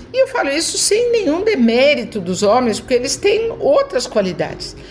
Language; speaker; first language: Portuguese; native; Portuguese